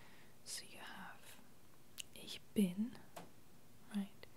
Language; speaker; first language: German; non-native, fluent; English